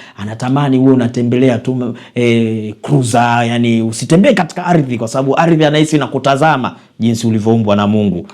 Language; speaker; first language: Swahili; native; Swahili